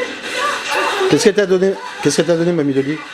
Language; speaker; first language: French; native; French